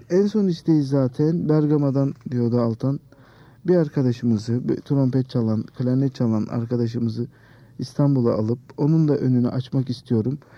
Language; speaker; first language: Turkish; native; Turkish